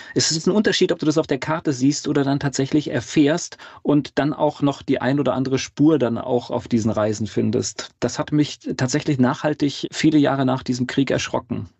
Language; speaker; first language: German; native; German